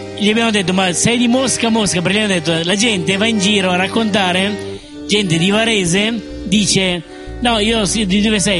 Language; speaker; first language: Italian; native; Italian